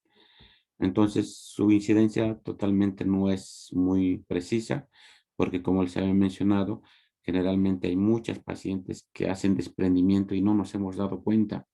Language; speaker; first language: Spanish; native; Spanish